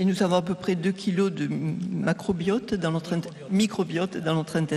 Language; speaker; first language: French; native; French